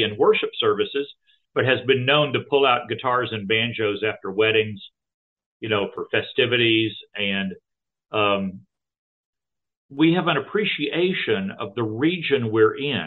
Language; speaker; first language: English; native; English